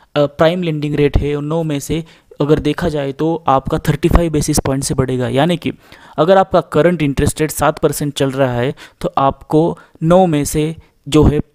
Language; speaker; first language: Hindi; non-native, local second language; Marathi